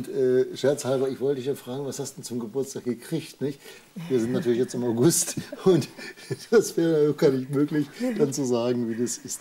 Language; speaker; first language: German; native; German